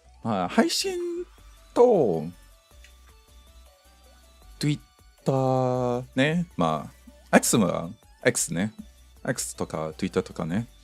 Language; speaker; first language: Japanese; non-native, learner; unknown